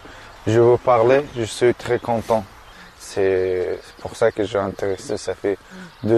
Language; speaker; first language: French; non-native, learner; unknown